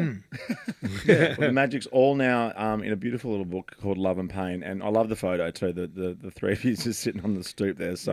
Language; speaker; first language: English; native; English